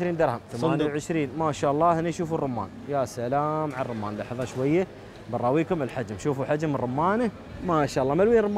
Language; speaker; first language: Arabic; native; Arabic